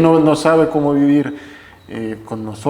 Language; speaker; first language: Spanish; non-native, fluent; Russian